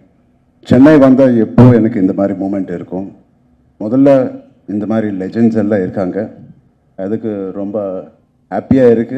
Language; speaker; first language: Tamil; non-native, local second language; Telugu